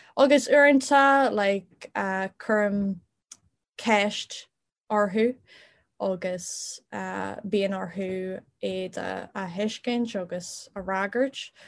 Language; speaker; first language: Irish; non-native, local second language; English